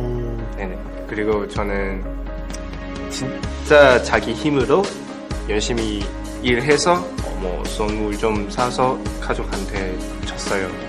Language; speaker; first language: Korean; non-native, learner; Cantonese